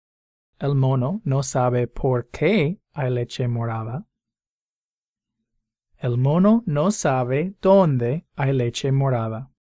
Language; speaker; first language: Spanish; non-native, fluent; English